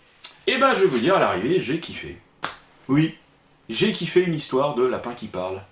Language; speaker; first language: French; native; French